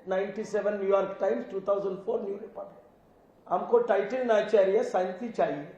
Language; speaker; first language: Hindi; non-native, local second language; Telugu